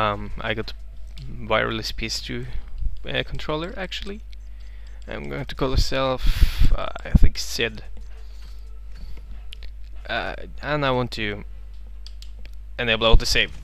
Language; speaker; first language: English; non-native, fluent; Norwegian